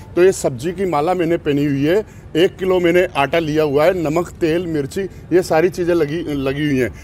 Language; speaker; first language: Hindi; native; Hindi